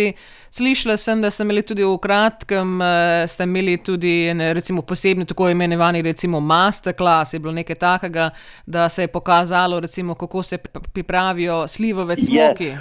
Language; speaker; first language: Slovenian; native; Slovenian